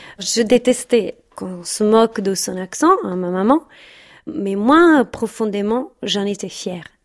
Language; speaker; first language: French; non-native, fluent; Italian